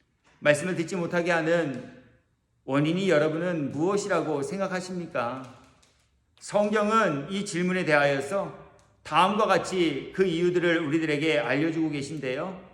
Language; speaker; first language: Korean; native; Korean